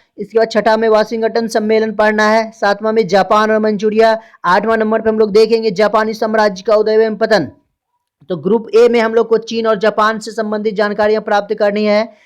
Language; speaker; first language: Hindi; native; Hindi